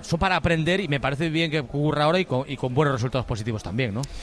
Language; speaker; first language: Spanish; native; Spanish